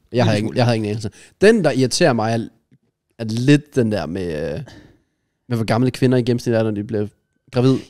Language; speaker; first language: Danish; early bilingual, other home language; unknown